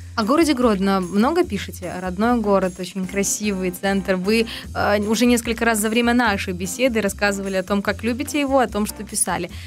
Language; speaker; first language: Russian; native; Russian